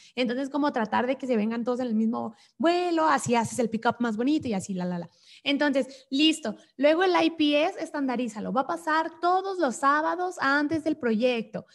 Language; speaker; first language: Spanish; native; Spanish